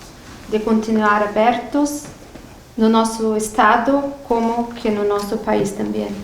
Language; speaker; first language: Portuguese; non-native, learner; Spanish